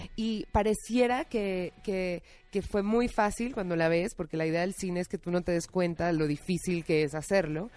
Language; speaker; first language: Spanish; native; Spanish